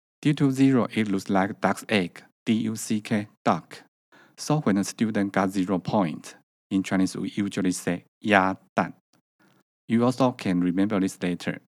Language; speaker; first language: English; non-native, learner; Chinese